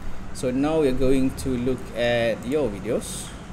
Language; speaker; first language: English; non-native, local second language; Malay